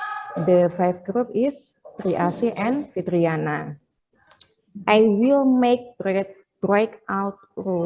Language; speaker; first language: English; non-native, fluent; Indonesian